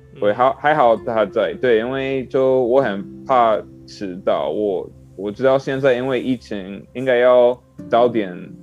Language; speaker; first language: Chinese; non-native, learner; English